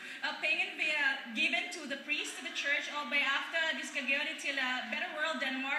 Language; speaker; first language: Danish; non-native, fluent; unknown